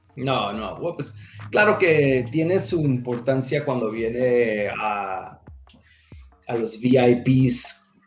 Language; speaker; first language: Spanish; early bilingual, heritage; Spanish